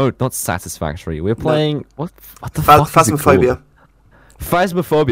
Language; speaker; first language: English; non-native, fluent; Norwegian